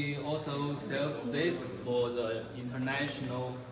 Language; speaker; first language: English; non-native, learner; Chinese